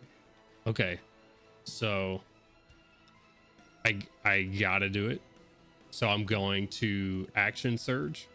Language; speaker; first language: English; native; English